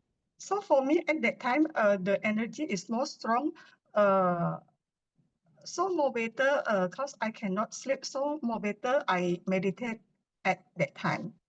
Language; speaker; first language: English; non-native, learner; Indonesian